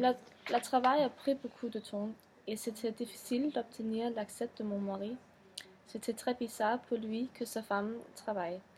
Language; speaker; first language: French; non-native, learner; Danish